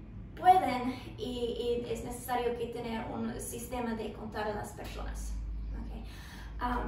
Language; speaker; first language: Spanish; non-native, learner; English